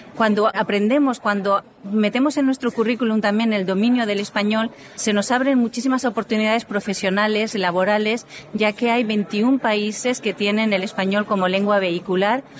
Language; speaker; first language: Spanish; native; Spanish